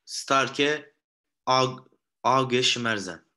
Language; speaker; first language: German; non-native, learner; Turkish